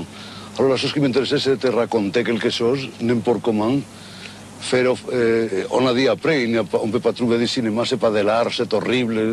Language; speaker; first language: French; non-native, fluent; Spanish